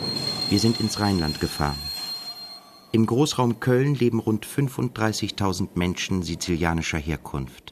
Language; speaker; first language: German; native; German